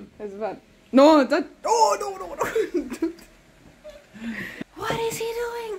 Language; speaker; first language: English; non-native, fluent; French